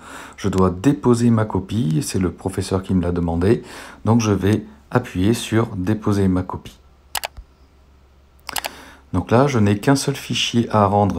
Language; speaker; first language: French; native; French